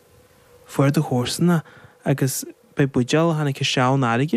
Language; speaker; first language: Irish; native; Irish